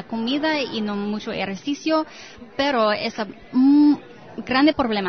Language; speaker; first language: Spanish; non-native, learner; English